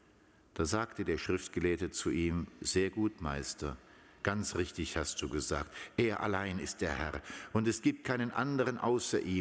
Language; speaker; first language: German; native; German